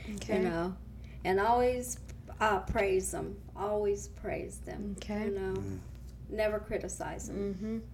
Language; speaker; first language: English; native; English